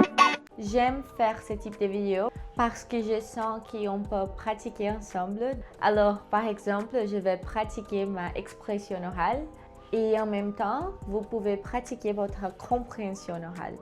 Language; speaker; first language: French; non-native, fluent; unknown